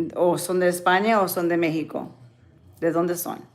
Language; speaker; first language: Spanish; early bilingual, other home language; English